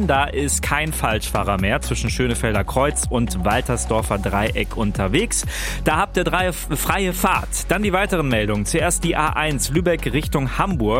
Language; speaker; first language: German; native; German